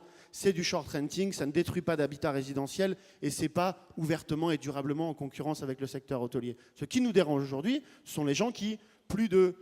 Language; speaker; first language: French; native; French